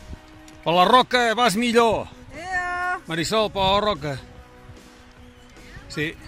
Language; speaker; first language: Catalan; native; Catalan